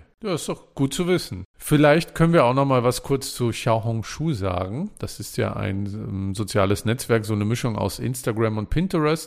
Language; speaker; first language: German; native; German